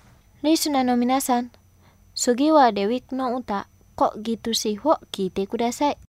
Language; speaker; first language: Japanese; non-native, fluent; Indonesian